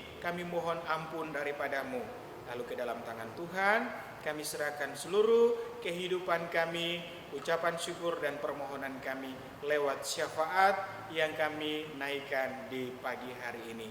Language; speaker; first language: Indonesian; native; Indonesian